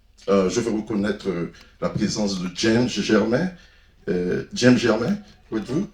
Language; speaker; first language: French; non-native, local second language; Haitian Creole